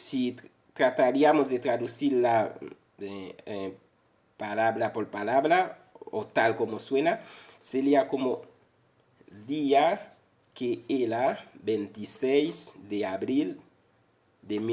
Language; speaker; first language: Spanish; non-native, fluent; Haitian Creole